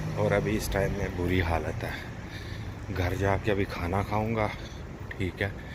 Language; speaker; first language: Urdu; non-native, local second language; Punjabi